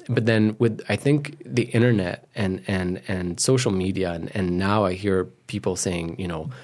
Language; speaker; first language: English; non-native, fluent; French